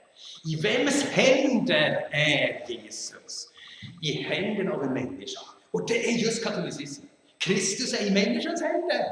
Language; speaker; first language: Swedish; non-native, fluent; German